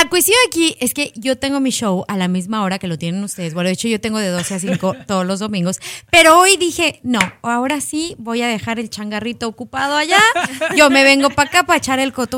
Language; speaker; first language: Spanish; native; Spanish